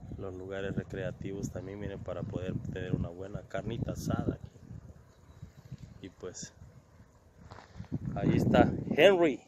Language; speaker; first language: Spanish; native; Spanish